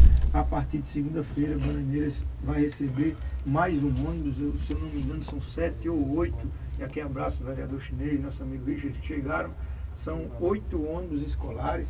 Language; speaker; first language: Portuguese; native; Portuguese